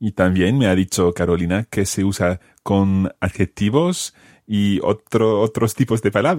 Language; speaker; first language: Spanish; non-native, fluent; English